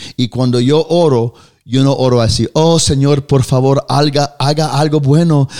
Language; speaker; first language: Spanish; early bilingual, heritage; Spanish